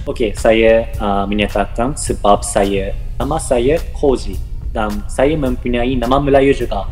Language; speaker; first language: Malay; non-native, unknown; Japanese